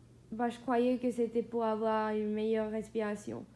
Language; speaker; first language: French; non-native, fluent; Spanish